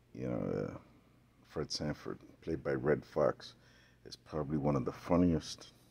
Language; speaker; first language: English; native; English